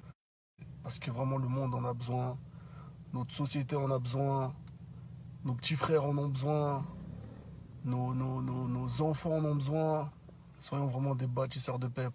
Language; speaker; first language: French; native; French